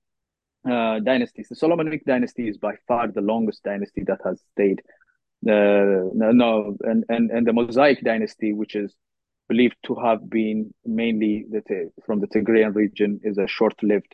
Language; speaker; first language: English; non-native, fluent; Oromo